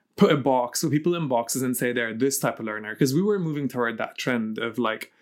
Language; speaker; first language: English; early bilingual, heritage; Arabic